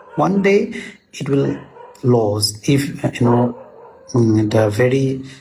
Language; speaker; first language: English; non-native, local second language; Assamese